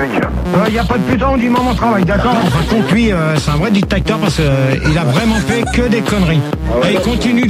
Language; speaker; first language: French; native; French